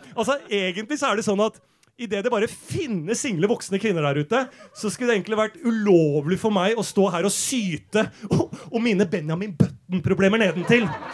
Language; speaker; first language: Norwegian; native; Norwegian